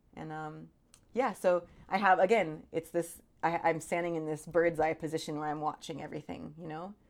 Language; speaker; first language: English; native; English